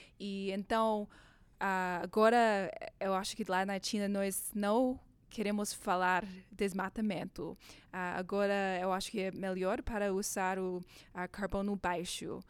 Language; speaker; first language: Portuguese; non-native, learner; English